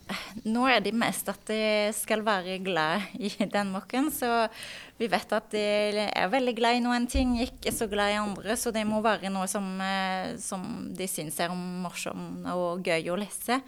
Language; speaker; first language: Norwegian; non-native, fluent; French